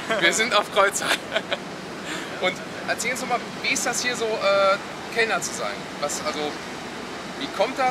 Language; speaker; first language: German; native; German